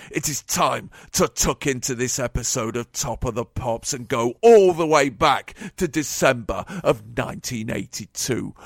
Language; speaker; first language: English; native; English